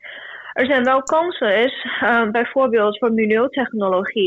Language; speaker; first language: Dutch; non-native, fluent; Chinese